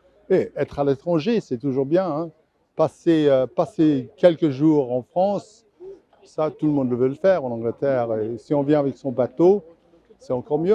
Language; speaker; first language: French; non-native, fluent; English